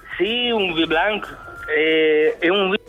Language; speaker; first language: Catalan; non-native, fluent; French